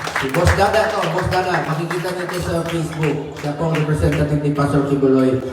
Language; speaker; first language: Filipino; non-native, local second language; Cebuano